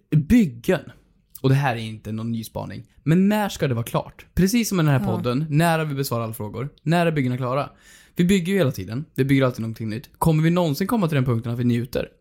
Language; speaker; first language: Swedish; native; Swedish